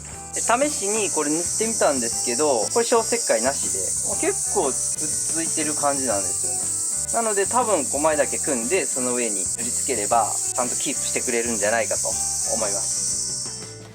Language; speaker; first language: Japanese; native; Japanese